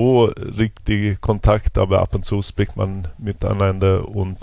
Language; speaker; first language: German; non-native, fluent; Swedish